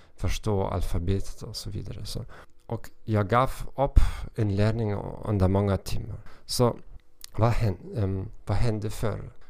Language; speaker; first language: Swedish; non-native, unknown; German